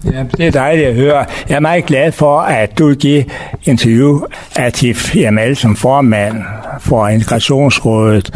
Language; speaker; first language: Danish; native; Danish